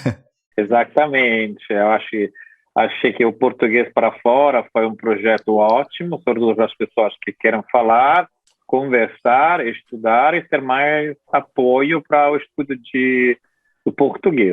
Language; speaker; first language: Portuguese; non-native, fluent; Italian